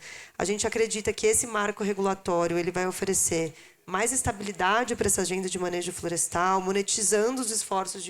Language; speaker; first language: Portuguese; native; Portuguese